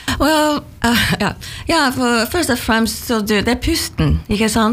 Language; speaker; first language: Norwegian; non-native, learner; Chinese